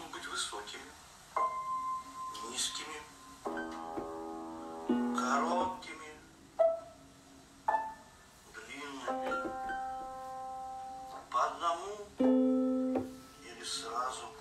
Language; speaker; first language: Russian; native; Russian